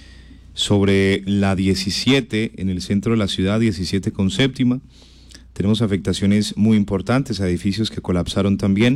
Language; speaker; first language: Spanish; native; Spanish